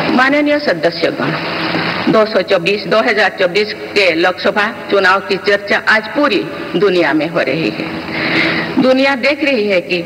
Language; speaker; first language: Hindi; non-native, local second language; Santali